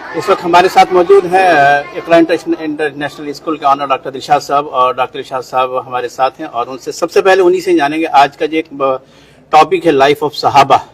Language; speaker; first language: Hindi; native; Hindi